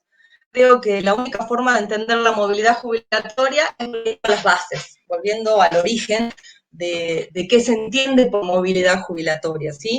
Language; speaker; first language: Spanish; native; Spanish